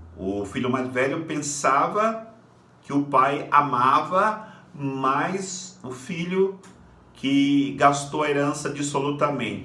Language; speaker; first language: Portuguese; native; Portuguese